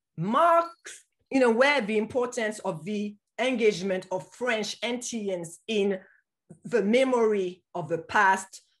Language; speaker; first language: English; non-native, fluent; French